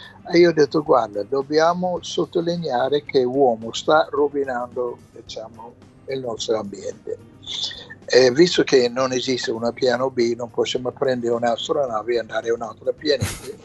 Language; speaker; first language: Italian; non-native, fluent; English